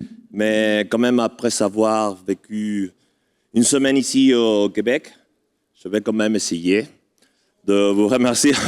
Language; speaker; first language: French; non-native, fluent; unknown